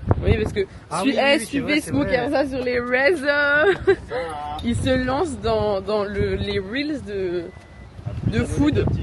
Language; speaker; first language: French; native; French